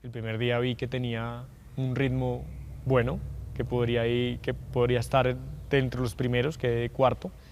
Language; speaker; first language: Spanish; native; Spanish